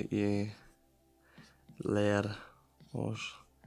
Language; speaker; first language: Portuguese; non-native, learner; German